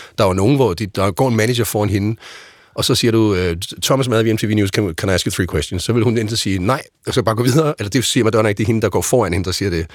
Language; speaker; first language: Danish; native; Danish